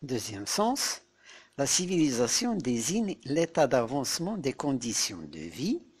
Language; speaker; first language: French; non-native, local second language; Arabic